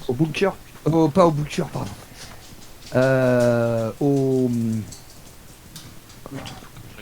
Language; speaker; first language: French; native; French